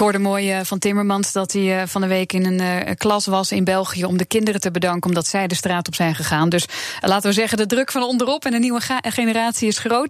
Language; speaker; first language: Dutch; native; Dutch